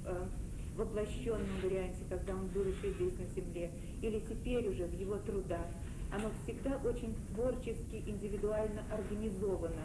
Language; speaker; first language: Russian; native; Russian